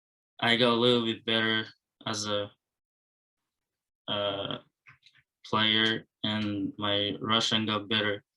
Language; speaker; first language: English; non-native, learner; Japanese